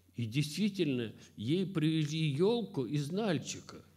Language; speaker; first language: Russian; native; Russian